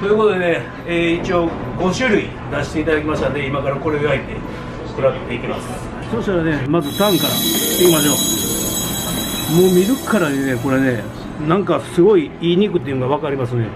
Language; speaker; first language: Japanese; native; Japanese